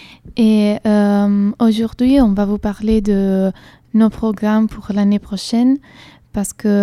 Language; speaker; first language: French; non-native, fluent; Italian